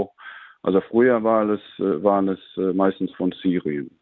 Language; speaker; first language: German; non-native, fluent; Latvian